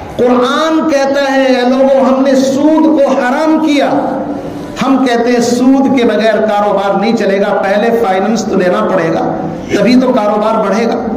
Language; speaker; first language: Urdu; native; Urdu